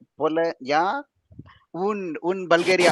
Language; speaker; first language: German; non-native, learner; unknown